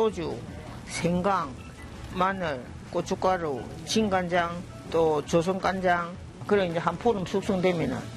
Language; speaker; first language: Korean; native; Korean